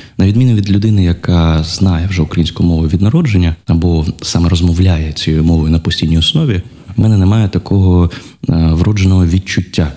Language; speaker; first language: Ukrainian; non-native, local second language; Russian